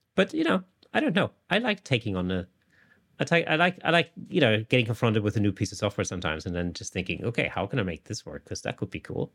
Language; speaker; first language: English; non-native, fluent; German